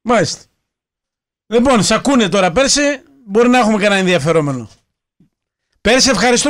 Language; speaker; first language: Greek; native; Greek